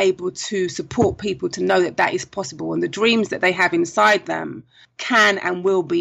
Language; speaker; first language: English; native; English